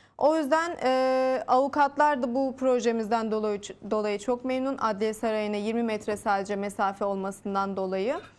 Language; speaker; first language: Turkish; native; Turkish